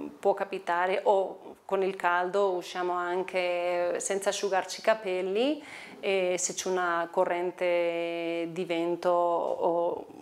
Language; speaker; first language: Italian; non-native, fluent; Spanish